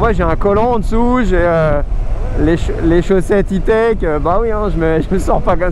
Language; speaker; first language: French; native; French